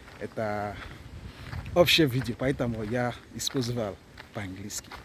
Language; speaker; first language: Russian; non-native, learner; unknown